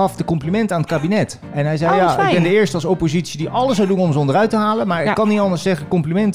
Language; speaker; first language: Dutch; native; Dutch